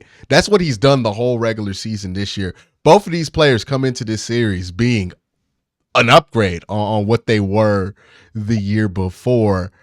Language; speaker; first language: English; native; English